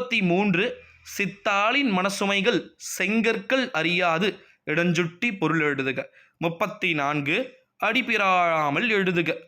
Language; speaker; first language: Tamil; native; Tamil